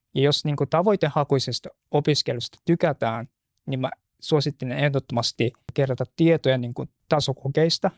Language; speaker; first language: Finnish; non-native, fluent; Japanese